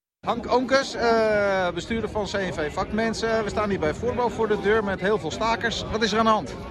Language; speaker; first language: Dutch; native; Dutch